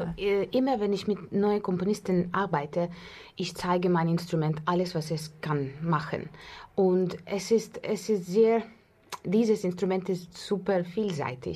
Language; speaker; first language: German; non-native, learner; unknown